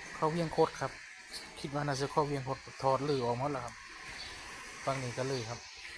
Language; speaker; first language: Thai; native; Thai